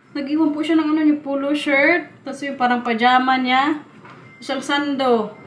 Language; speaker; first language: Filipino; non-native, local second language; Waray